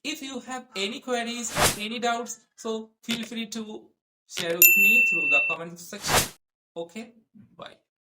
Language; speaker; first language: English; non-native, local second language; Bangla